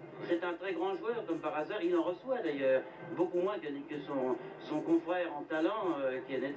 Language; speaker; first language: French; native; French